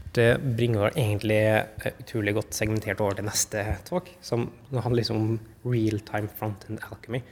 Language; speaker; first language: Norwegian; native; Norwegian